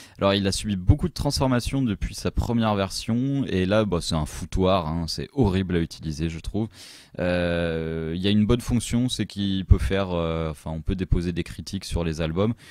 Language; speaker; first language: French; native; French